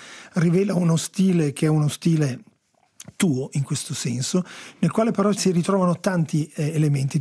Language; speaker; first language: Italian; native; Italian